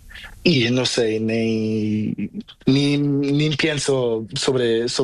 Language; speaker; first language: Spanish; non-native, learner; Portuguese